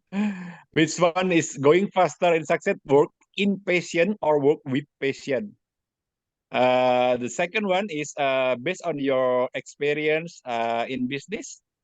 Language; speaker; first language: English; non-native, learner; Indonesian